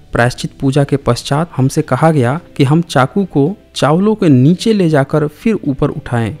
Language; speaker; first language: Hindi; native; Hindi